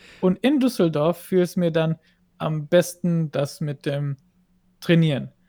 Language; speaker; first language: German; non-native, fluent; Hebrew